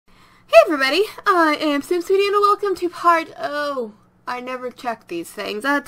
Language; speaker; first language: English; native; English